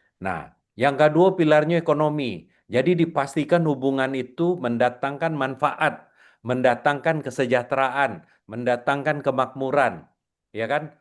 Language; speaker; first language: Indonesian; non-native, local second language; Minangkabau